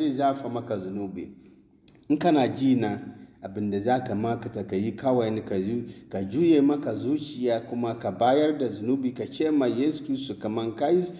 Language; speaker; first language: Hausa; non-native, local second language; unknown